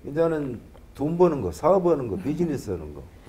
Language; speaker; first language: Korean; native; Korean